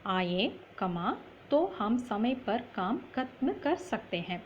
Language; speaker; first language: Hindi; non-native, local second language; Tamil